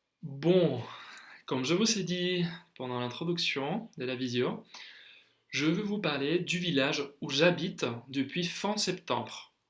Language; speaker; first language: French; non-native, fluent; Spanish